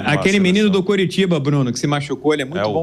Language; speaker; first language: Portuguese; native; Portuguese